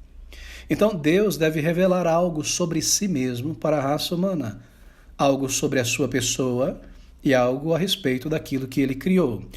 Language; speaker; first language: Portuguese; native; Portuguese